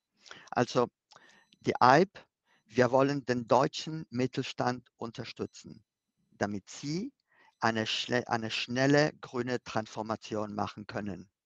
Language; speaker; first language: German; non-native, fluent; Spanish